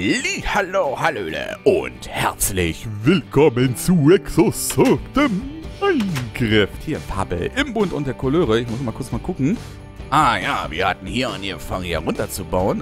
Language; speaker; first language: German; native; German